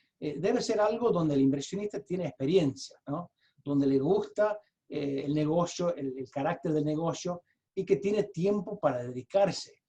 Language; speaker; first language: Spanish; early bilingual, heritage; Spanish